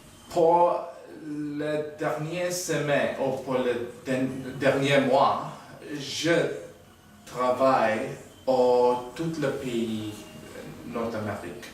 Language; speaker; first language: French; non-native, learner; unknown